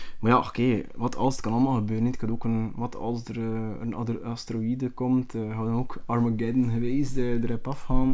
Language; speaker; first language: Dutch; native; Dutch